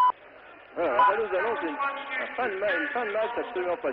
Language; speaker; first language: French; native; French